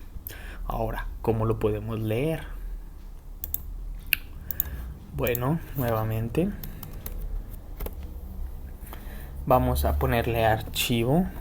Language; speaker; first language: Spanish; native; Spanish